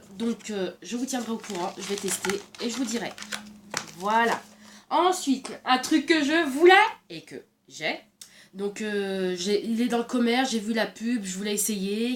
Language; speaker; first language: French; native; French